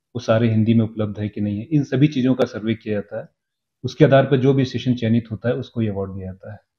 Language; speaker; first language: Hindi; native; Hindi